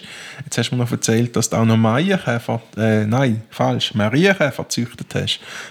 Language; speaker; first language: German; native; German